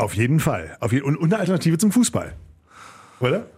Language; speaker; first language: German; native; German